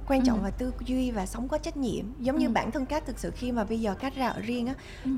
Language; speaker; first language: Vietnamese; early bilingual, heritage; Vietnamese